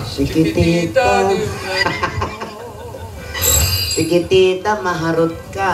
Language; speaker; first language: Filipino; native; Filipino